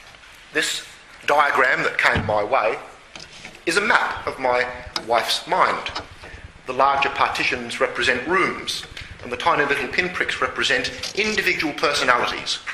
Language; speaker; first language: English; native; English